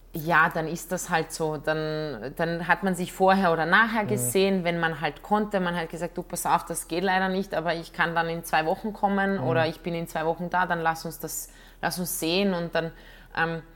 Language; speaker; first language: German; non-native, fluent; Croatian